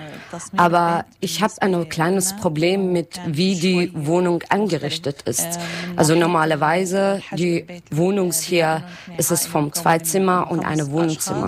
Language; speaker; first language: German; non-native, learner; Arabic